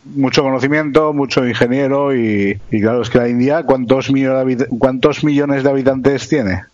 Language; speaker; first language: Spanish; native; Spanish